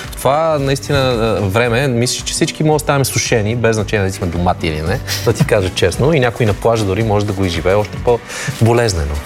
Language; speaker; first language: Bulgarian; native; Bulgarian